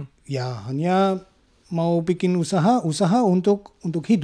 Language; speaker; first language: Indonesian; non-native, learner; German